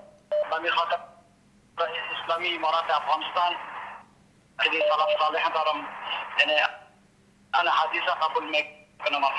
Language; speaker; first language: Persian; non-native, local second language; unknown